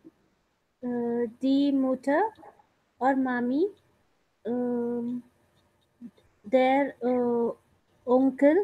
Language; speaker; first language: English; non-native, local second language; Telugu